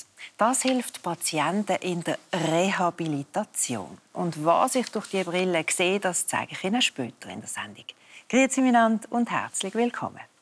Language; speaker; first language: German; native; German